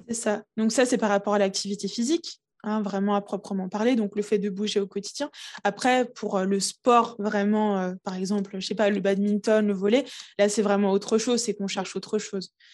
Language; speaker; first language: French; early bilingual, other home language; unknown